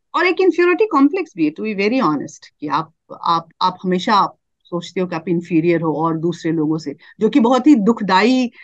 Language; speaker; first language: Hindi; native; Hindi